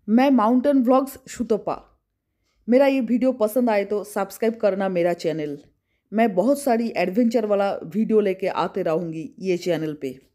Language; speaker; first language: Hindi; non-native, local second language; Bangla